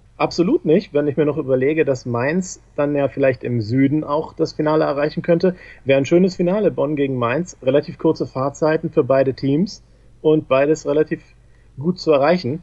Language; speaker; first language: German; native; German